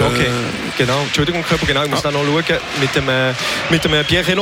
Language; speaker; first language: German; native; German